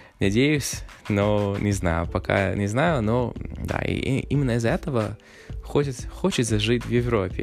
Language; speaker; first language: Russian; non-native, fluent; English